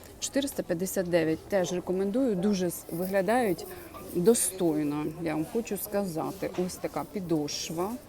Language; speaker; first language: Ukrainian; native; Ukrainian